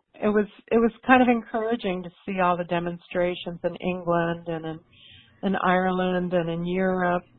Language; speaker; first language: English; native; English